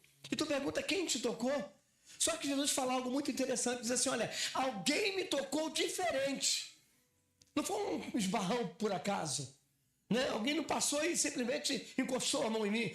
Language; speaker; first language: Portuguese; native; Portuguese